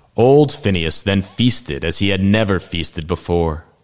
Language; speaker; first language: English; native; English